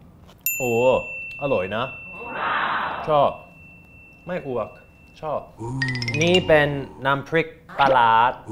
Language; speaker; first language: Thai; non-native, fluent; English